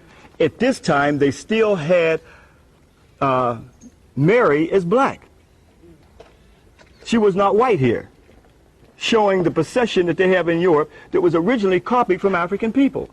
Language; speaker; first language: English; native; English